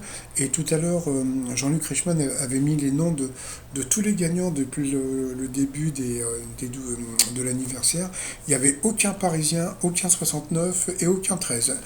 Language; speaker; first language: French; native; French